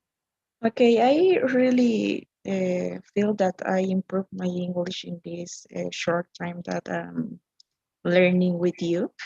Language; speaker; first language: English; non-native, learner; Spanish